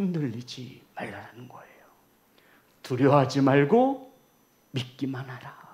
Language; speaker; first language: Korean; native; Korean